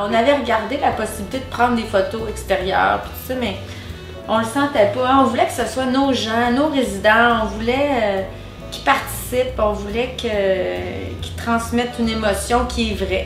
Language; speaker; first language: French; native; French